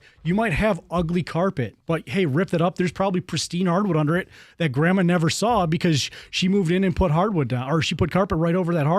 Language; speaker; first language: English; native; English